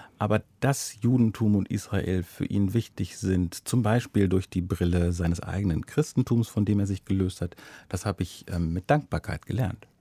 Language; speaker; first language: German; native; German